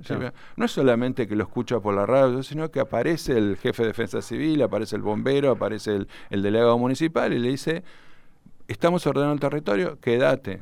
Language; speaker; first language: Spanish; native; Spanish